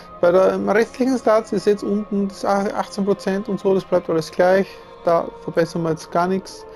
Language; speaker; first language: German; native; German